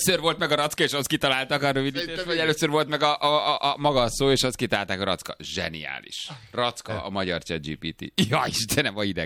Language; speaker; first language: Hungarian; native; Hungarian